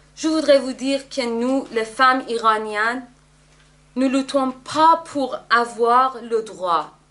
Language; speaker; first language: French; non-native, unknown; Persian